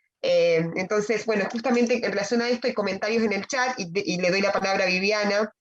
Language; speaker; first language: Spanish; native; Spanish